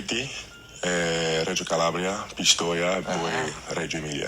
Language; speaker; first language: Italian; early bilingual, other home language; English